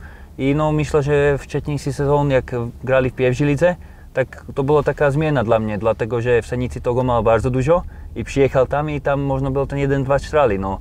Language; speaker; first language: Polish; non-native, learner; Slovak